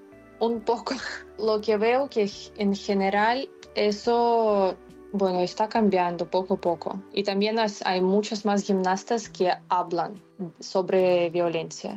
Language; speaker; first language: Spanish; non-native, fluent; Ukrainian